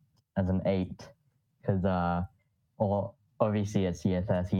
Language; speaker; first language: English; non-native, local second language; Cantonese